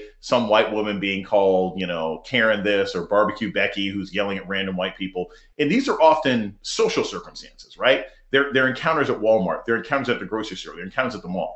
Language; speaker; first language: English; native; English